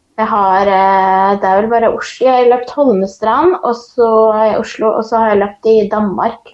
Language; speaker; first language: Norwegian; native; Norwegian